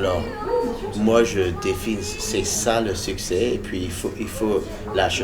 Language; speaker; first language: French; early bilingual, heritage; English